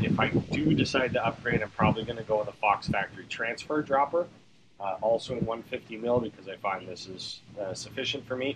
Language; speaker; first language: English; native; English